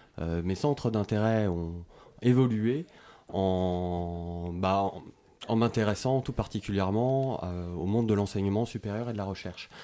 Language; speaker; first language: French; native; French